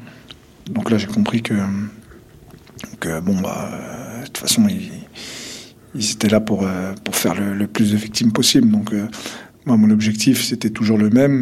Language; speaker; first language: French; non-native, local second language; Kabyle